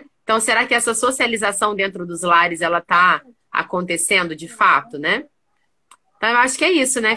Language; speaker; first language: Portuguese; native; Portuguese